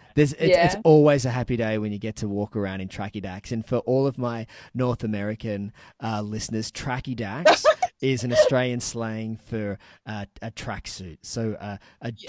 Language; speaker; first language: English; native; English